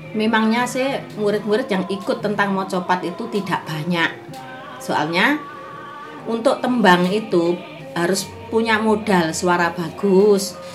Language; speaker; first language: Indonesian; non-native, local second language; Javanese